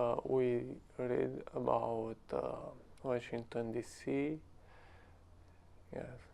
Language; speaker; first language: English; non-native, learner; Romanian